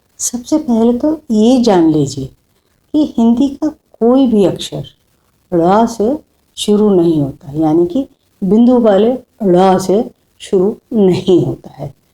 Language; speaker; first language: Hindi; native; Hindi